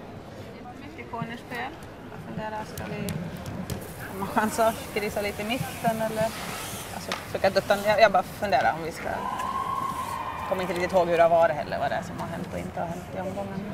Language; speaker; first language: Swedish; native; Swedish